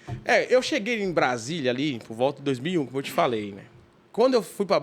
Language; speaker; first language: Portuguese; native; Portuguese